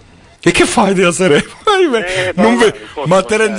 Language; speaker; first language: Italian; native; Italian